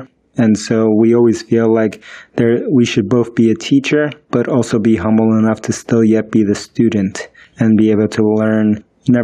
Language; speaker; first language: English; early bilingual, other home language; Spanish